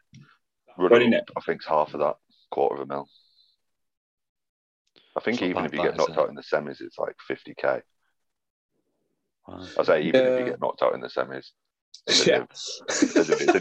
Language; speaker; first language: English; native; English